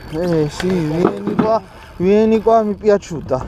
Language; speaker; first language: Italian; non-native, learner; Georgian